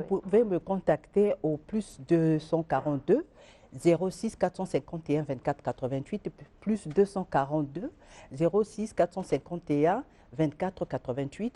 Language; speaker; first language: French; non-native, local second language; Lingala